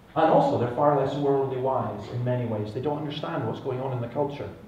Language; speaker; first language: English; native; English